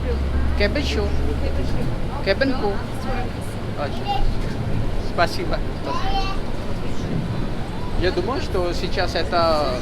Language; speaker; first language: Russian; non-native, learner; Urdu